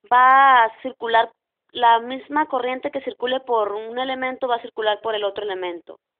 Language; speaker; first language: Spanish; native; Spanish